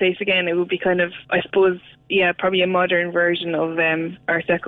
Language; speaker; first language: English; native; English